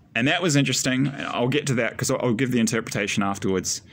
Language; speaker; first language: English; native; English